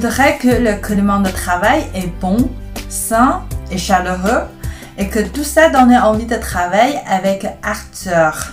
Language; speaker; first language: French; non-native, fluent; Chinese